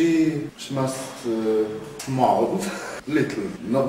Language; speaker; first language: English; non-native, learner; Polish